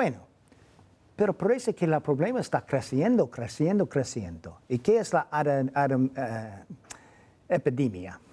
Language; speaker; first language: Spanish; non-native, fluent; English